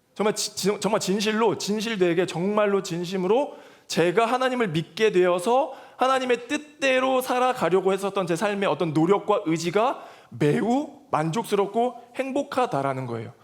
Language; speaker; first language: Korean; native; Korean